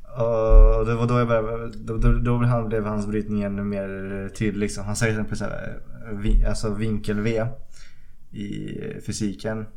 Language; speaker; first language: Swedish; early bilingual, other home language; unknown